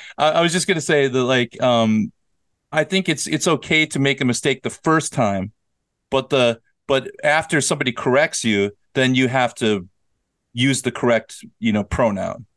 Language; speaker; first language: English; native; English